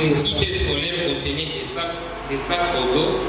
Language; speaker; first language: French; non-native, local second language; Swahili